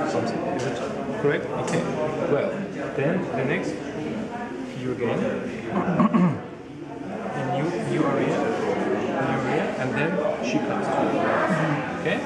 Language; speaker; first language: English; non-native, learner; German